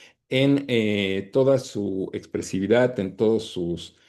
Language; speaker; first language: Spanish; native; Spanish